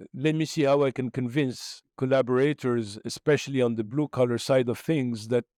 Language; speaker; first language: English; non-native, fluent; Arabic